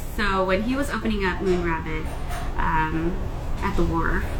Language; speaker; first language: English; native; English